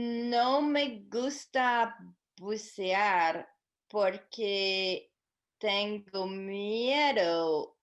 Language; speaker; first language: Spanish; non-native, learner; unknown